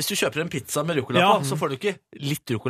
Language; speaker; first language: Norwegian; native; Norwegian